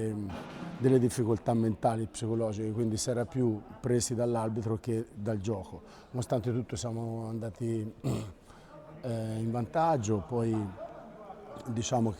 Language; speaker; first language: Italian; native; Italian